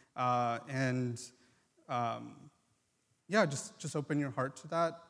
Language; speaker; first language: English; early bilingual, other home language; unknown